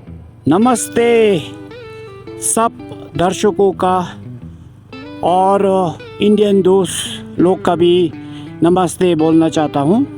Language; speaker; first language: Hindi; non-native, fluent; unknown